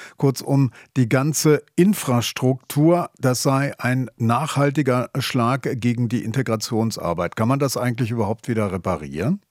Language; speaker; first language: German; native; German